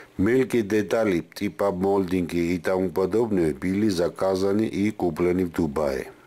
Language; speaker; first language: Russian; non-native, fluent; Georgian